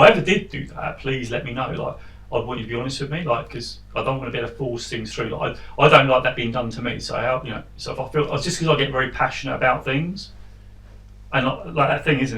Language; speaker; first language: English; native; English